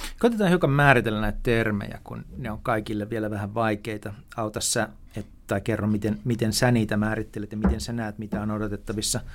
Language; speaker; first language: Finnish; native; Finnish